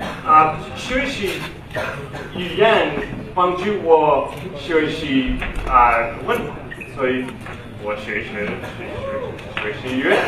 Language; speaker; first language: Chinese; non-native, learner; English